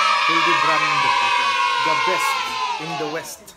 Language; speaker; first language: English; non-native, local second language; Cebuano